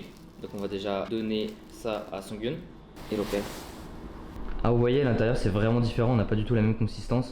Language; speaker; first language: French; native; French